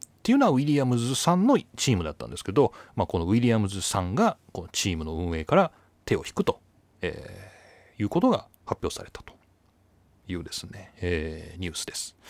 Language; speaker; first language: Japanese; native; Japanese